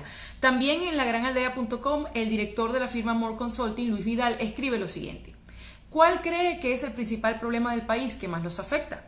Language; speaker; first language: Spanish; native; Spanish